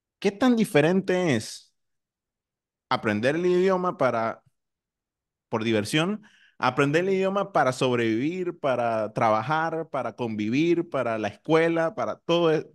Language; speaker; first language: Spanish; native; Spanish